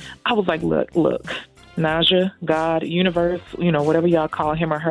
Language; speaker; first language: English; native; English